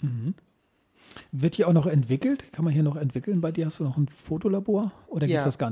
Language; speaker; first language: German; native; German